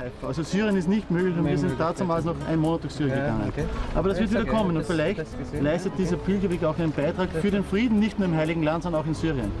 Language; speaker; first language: German; native; German